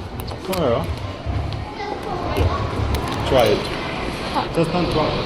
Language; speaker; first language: English; non-native, learner; German